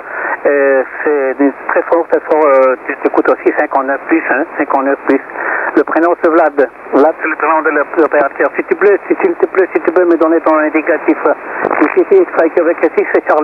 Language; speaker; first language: French; non-native, fluent; Spanish